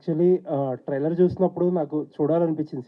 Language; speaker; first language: Telugu; native; Telugu